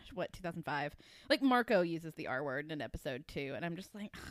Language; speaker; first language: English; native; English